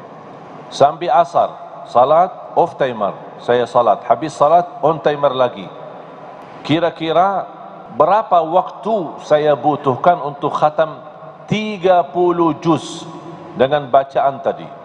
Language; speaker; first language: Indonesian; non-native, fluent; Arabic